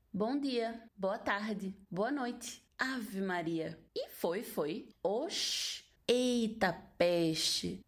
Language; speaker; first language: Portuguese; native; Portuguese